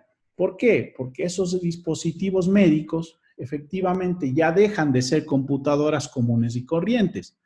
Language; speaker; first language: Spanish; native; Spanish